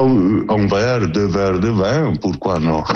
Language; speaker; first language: French; non-native, learner; Italian